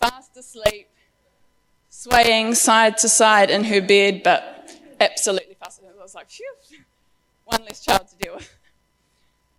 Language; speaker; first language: English; native; English